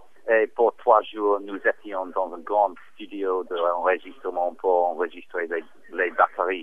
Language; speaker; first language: French; non-native, fluent; English